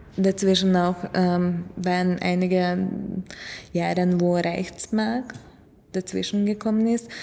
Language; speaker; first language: German; non-native, fluent; Hungarian